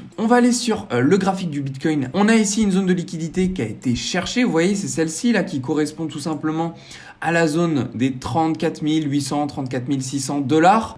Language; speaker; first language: French; native; French